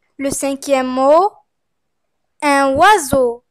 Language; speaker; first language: French; non-native, fluent; Arabic